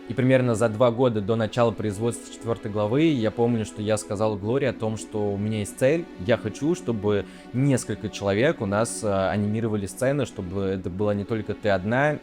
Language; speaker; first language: Russian; native; Russian